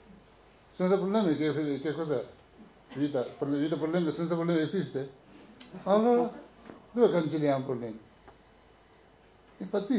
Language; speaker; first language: Italian; non-native, learner; Tibetan